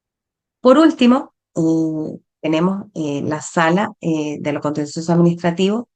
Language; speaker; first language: Spanish; native; Spanish